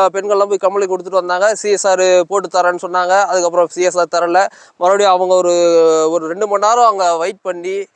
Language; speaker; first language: Tamil; native; Tamil